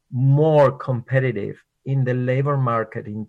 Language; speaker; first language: English; non-native, fluent; Spanish